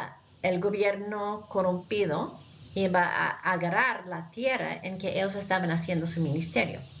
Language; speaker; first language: Spanish; non-native, fluent; English